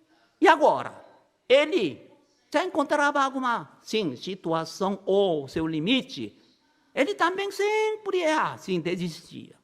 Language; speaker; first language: Portuguese; non-native, learner; Korean